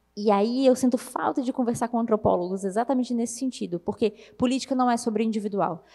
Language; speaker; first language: Portuguese; native; Portuguese